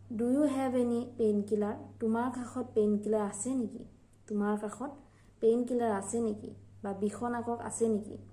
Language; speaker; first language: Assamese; native; Assamese